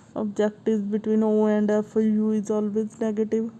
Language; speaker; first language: English; non-native, local second language; Punjabi